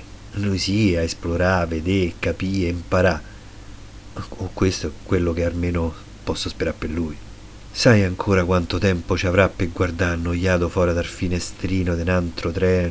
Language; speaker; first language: Italian; native; Italian